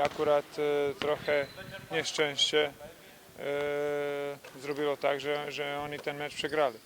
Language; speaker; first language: Polish; non-native, fluent; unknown